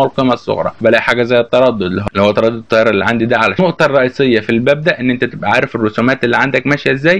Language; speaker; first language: Arabic; native; Arabic